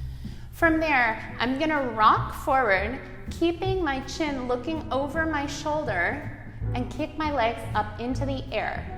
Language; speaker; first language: English; native; English